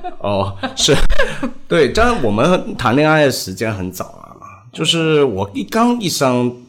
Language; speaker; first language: Chinese; non-native, local second language; Cantonese